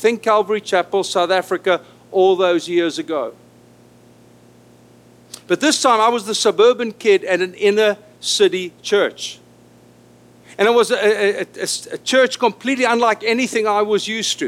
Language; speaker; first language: English; non-native, local second language; Afrikaans